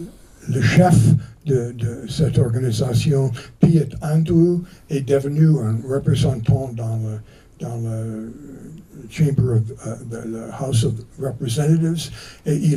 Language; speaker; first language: French; non-native, fluent; English